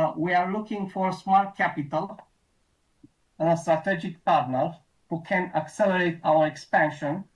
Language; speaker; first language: English; non-native, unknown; Romanian